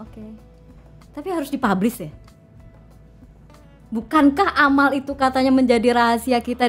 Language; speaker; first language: Indonesian; native; Indonesian